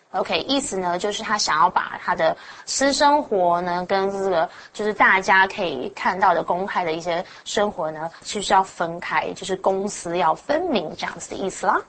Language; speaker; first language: Chinese; native; Chinese